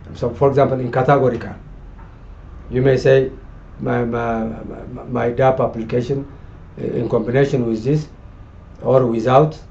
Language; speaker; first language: English; non-native, local second language; Amharic